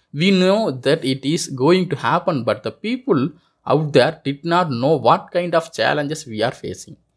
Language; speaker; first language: English; non-native, local second language; Tamil